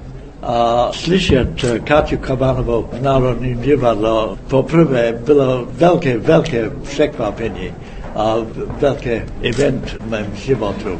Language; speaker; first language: Czech; non-native, fluent; English